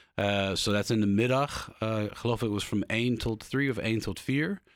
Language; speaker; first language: Dutch; non-native, learner; English